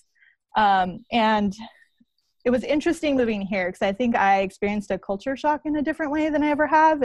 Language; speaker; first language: English; native; English